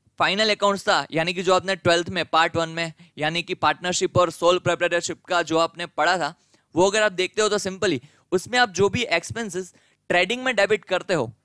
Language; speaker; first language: Hindi; non-native, local second language; Gujarati